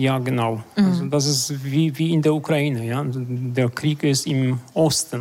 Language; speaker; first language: German; non-native, fluent; Polish